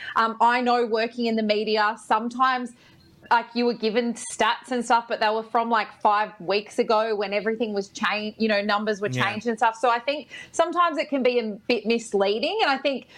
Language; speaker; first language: English; native; English